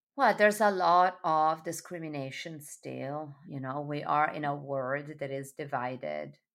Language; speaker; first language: English; non-native, fluent; Italian